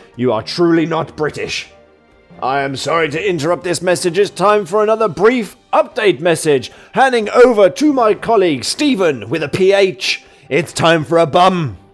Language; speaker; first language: English; native; English